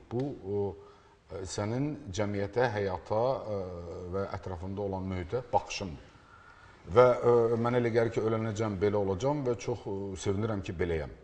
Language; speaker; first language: Azerbaijani; native; Azerbaijani